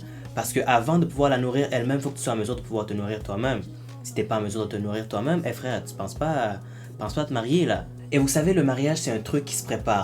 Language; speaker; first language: French; native; French